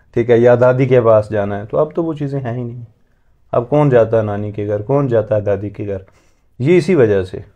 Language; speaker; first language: Hindi; native; Hindi